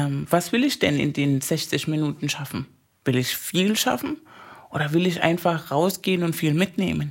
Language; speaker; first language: German; non-native, fluent; Spanish